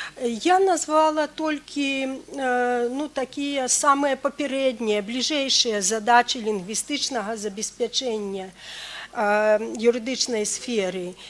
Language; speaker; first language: Belarusian; native; Belarusian